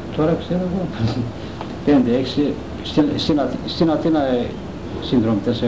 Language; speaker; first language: Greek; non-native, local second language; Turkish